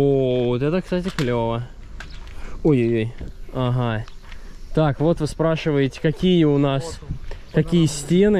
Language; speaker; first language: Russian; native; Russian